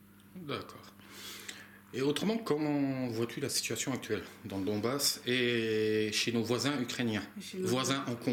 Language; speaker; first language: French; native; French